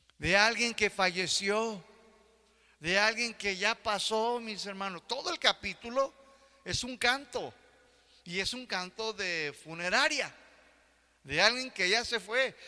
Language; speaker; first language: Spanish; early bilingual, heritage; Spanish